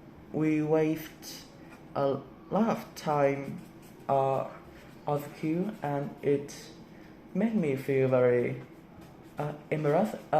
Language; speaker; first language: English; non-native, learner; Vietnamese